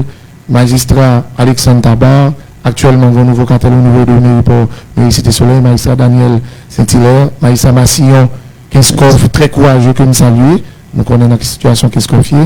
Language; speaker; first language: Haitian Creole; native; Haitian Creole